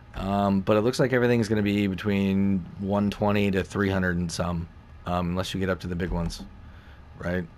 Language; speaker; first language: English; native; English